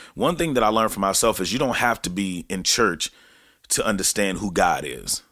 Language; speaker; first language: English; native; English